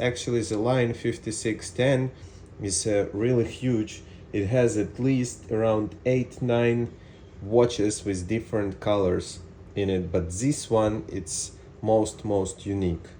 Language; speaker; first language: English; non-native, fluent; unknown